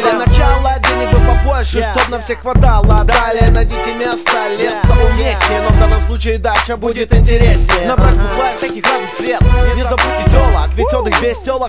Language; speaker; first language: Russian; native; Russian